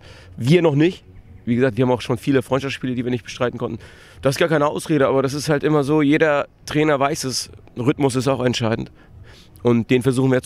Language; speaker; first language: German; native; German